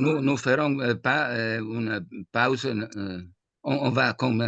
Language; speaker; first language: French; non-native, fluent; Italian